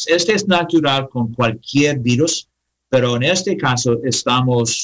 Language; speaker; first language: Spanish; non-native, learner; English